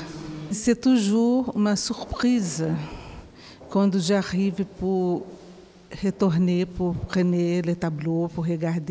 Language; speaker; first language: French; non-native, fluent; Portuguese